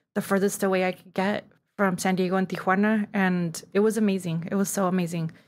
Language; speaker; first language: English; early bilingual, other home language; Spanish